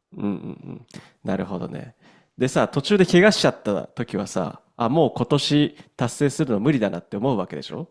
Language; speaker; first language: Japanese; native; Japanese